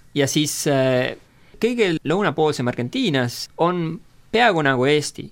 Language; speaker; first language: Estonian; non-native, fluent; Spanish